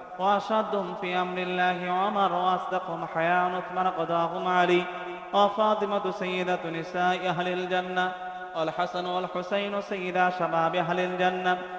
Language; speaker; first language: Arabic; non-native, fluent; Bangla